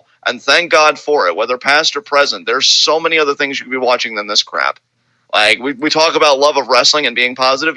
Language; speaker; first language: English; native; English